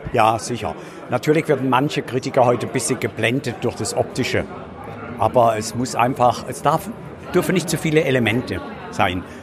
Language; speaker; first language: German; native; German